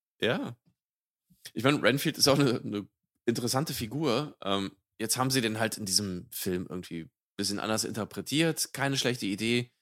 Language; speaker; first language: German; native; German